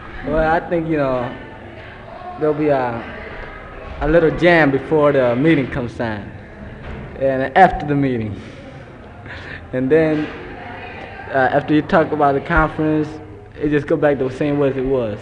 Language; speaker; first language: English; early bilingual, other home language; Spanish